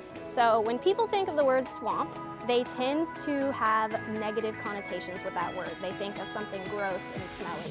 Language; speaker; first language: English; native; English